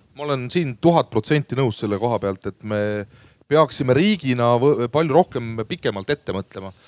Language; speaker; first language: Estonian; native; Estonian